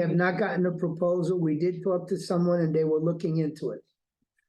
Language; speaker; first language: English; native; English